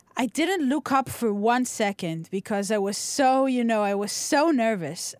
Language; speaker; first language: English; non-native, local second language; Hebrew